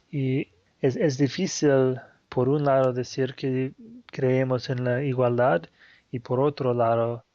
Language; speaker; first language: Spanish; non-native, fluent; Portuguese